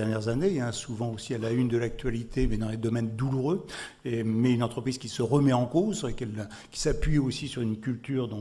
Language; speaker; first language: French; native; French